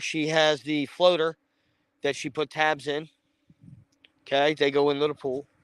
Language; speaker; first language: English; native; English